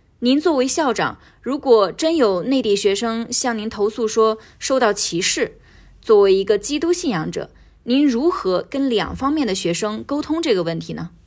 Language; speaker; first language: Chinese; native; Chinese